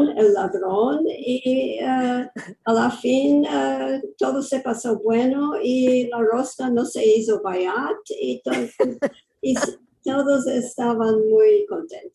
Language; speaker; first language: Spanish; early bilingual, heritage; English